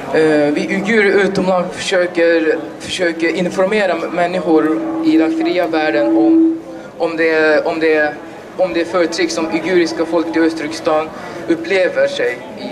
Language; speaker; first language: Swedish; non-native, learner; Uyghur